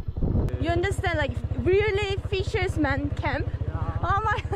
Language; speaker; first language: English; non-native, fluent; Korean